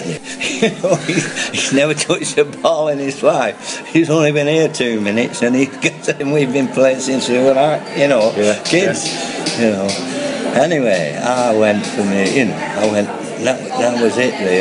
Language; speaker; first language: English; native; English